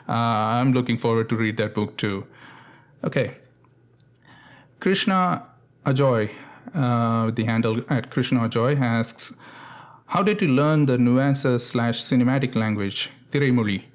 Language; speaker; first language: English; non-native, local second language; Tamil